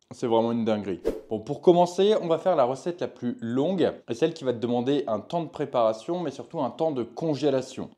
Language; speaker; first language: French; native; French